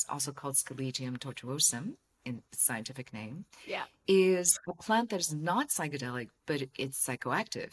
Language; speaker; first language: English; non-native, local second language; Cantonese